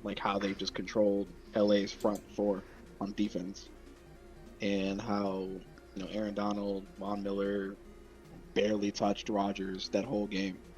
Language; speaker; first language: English; native; English